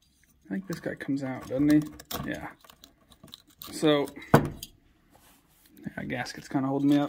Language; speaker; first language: English; native; English